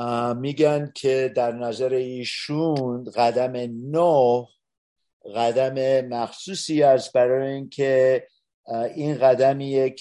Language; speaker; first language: Persian; early bilingual, heritage; Persian